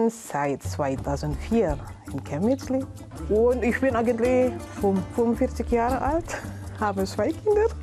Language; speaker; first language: German; non-native, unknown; Indonesian